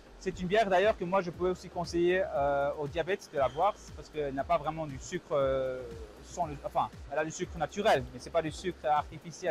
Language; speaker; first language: French; non-native, local second language; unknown